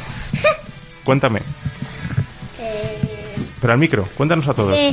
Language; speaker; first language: Spanish; native; Spanish